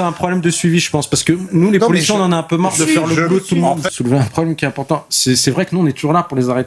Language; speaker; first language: French; native; French